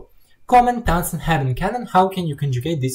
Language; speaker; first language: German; non-native, learner; Russian